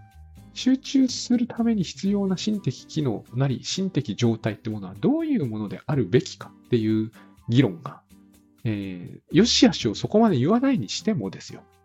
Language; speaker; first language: Japanese; native; Japanese